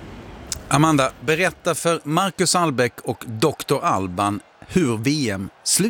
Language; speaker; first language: Swedish; native; Swedish